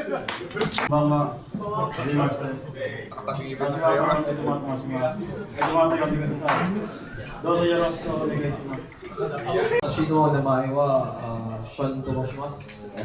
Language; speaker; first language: Japanese; non-native, learner; Filipino